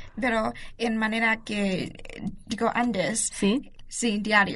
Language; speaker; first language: Spanish; non-native, learner; Chinese